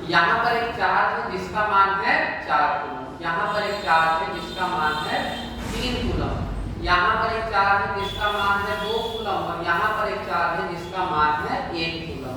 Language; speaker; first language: Hindi; native; Hindi